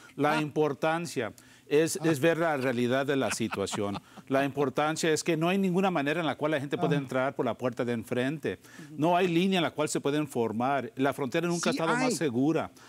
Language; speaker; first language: Spanish; early bilingual, heritage; Spanish